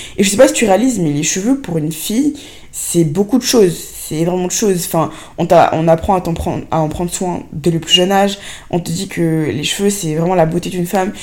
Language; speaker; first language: French; native; French